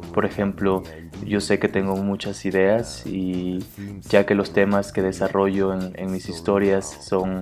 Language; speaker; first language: Spanish; non-native, fluent; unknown